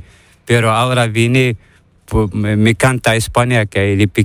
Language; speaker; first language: Spanish; non-native, learner; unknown